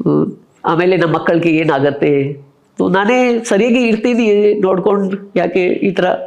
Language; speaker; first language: Kannada; non-native, local second language; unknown